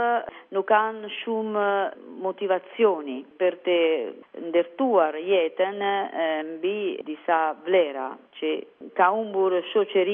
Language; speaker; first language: Albanian; non-native, learner; Italian